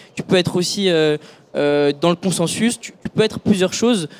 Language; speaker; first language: French; native; French